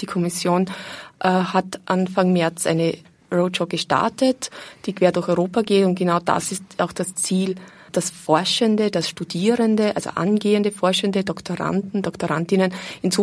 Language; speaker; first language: German; native; German